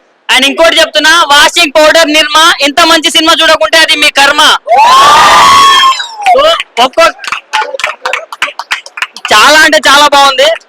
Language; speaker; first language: Telugu; native; Telugu